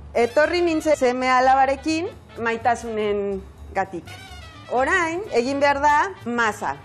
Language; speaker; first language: Basque; non-native, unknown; Spanish